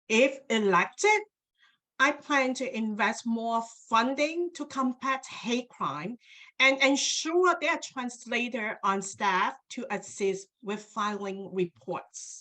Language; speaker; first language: English; non-native, local second language; Cantonese